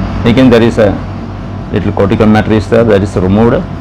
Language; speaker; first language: English; non-native, local second language; Malayalam